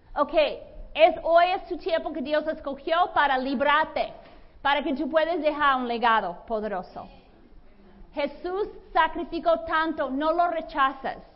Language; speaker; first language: Spanish; non-native, fluent; English